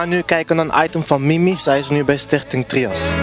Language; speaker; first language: Dutch; native; Dutch